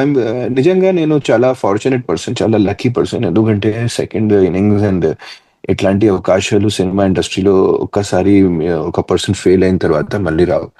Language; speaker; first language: Telugu; non-native, fluent; Hindi